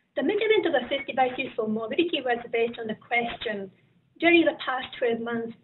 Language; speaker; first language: English; non-native, fluent; Japanese